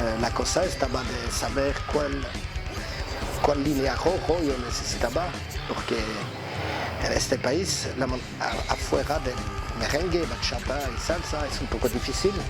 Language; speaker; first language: Spanish; non-native, learner; French